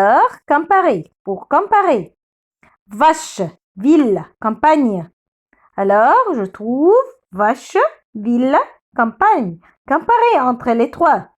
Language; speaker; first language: French; non-native, fluent; Arabic